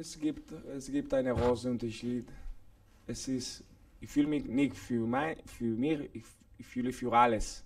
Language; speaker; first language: German; non-native, learner; Spanish